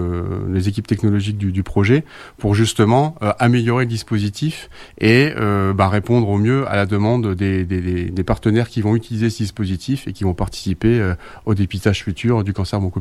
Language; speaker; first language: French; native; French